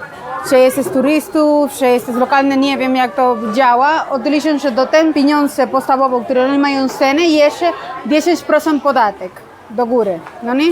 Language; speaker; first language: Polish; non-native, learner; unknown